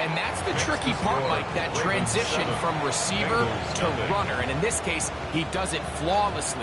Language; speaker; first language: English; native; English